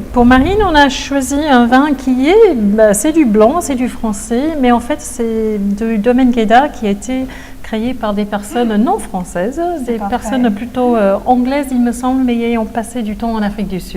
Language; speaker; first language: French; native; French